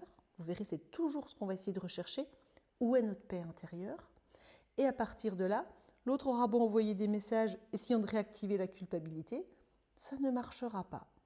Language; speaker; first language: French; native; French